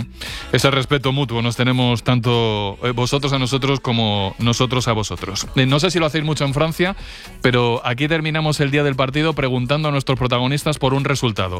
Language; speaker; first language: Spanish; native; Spanish